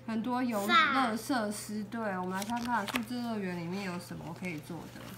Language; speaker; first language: Chinese; native; Chinese